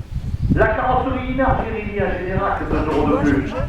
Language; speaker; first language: French; native; French